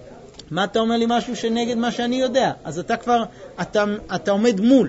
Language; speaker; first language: Hebrew; native; Hebrew